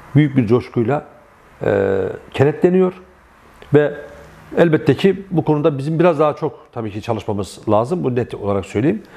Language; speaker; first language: Turkish; native; Turkish